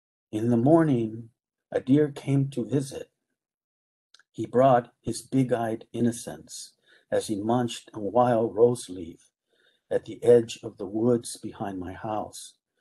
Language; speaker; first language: English; native; English